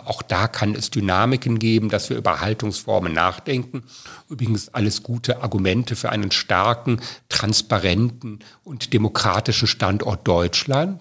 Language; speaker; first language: German; native; German